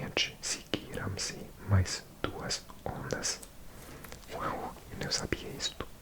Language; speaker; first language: Portuguese; non-native, learner; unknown